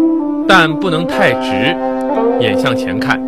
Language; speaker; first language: Chinese; native; Chinese